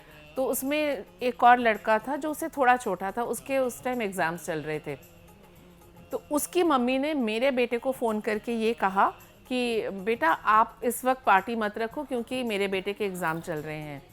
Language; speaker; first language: Hindi; native; Hindi